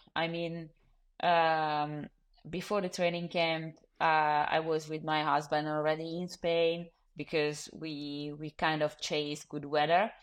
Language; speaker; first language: English; non-native, fluent; Italian